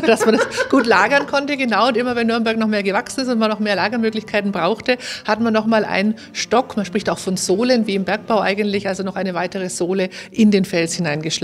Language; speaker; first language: German; native; German